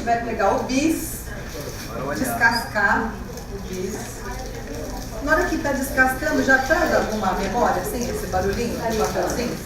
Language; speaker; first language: Portuguese; native; Portuguese